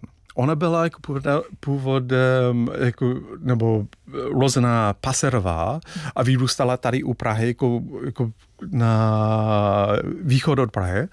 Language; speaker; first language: Czech; non-native, fluent; English